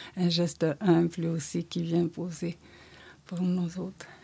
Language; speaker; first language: French; non-native, fluent; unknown